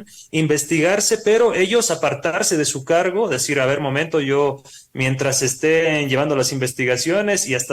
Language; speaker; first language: Spanish; native; Spanish